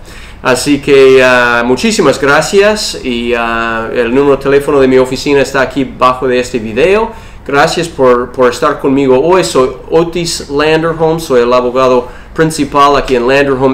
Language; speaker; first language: Spanish; non-native, fluent; English